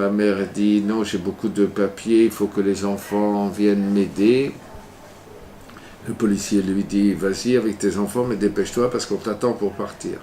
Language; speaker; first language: French; native; French